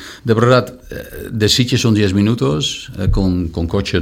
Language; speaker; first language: Spanish; non-native, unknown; Dutch